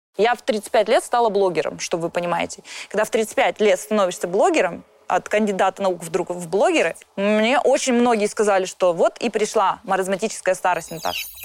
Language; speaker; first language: Russian; native; Russian